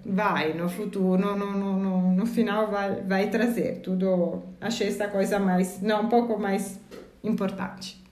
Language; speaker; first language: Portuguese; non-native, learner; Italian